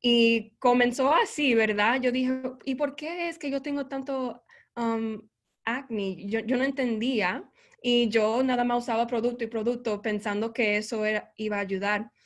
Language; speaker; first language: Spanish; early bilingual, heritage; Spanish